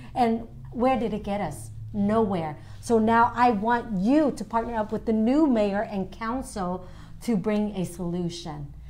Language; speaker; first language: English; early bilingual, other home language; Vietnamese